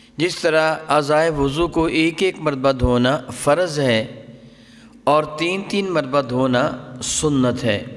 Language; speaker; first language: Urdu; non-native, local second language; Punjabi